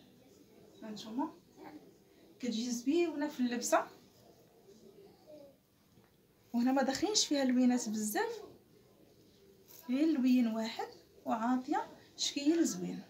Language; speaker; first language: Arabic; native; Arabic